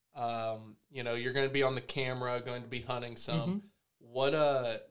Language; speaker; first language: English; native; English